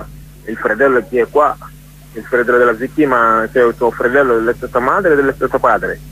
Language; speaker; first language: Italian; non-native, fluent; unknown